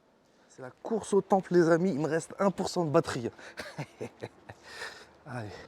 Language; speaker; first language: French; native; French